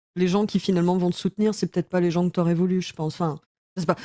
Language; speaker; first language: French; native; French